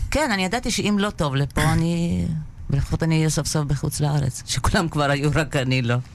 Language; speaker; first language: Hebrew; non-native, fluent; Russian